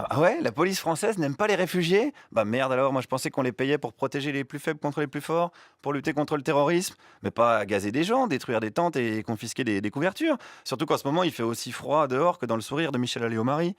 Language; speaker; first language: French; native; French